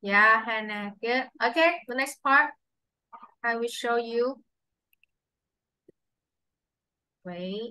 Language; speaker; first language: English; non-native, fluent; Vietnamese